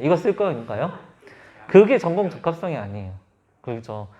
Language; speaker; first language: Korean; native; Korean